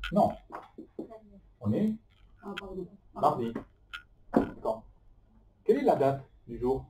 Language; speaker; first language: French; native; French